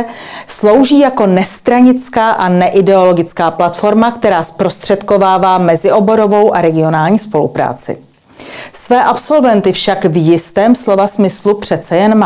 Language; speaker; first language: Czech; native; Czech